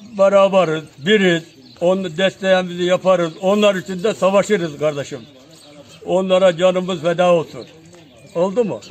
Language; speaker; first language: Turkish; native; Turkish